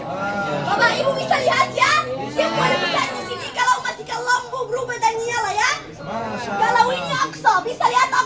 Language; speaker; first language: Indonesian; non-native, fluent; Arabic